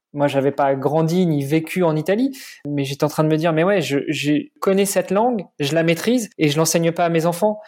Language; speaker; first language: French; native; French